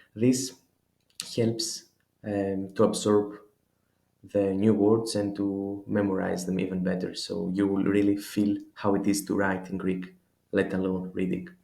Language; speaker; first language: English; non-native, fluent; Greek